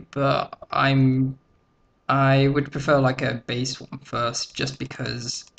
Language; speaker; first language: English; native; English